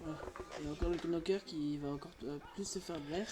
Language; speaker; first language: French; native; French